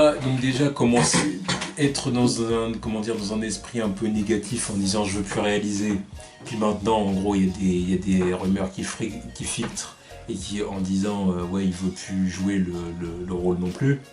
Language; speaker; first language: French; native; French